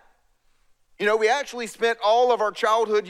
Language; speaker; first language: English; native; English